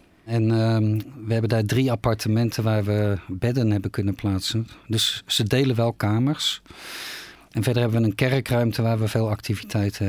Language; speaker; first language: Dutch; native; Dutch